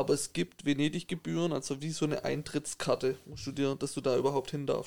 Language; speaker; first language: German; native; German